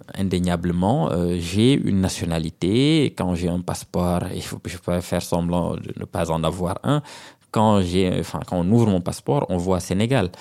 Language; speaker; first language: French; non-native, local second language; Serer